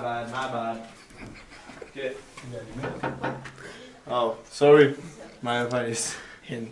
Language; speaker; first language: English; non-native, learner; French